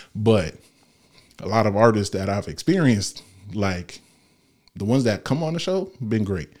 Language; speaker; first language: English; native; English